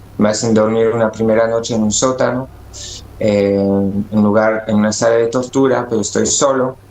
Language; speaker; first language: Spanish; early bilingual, other home language; French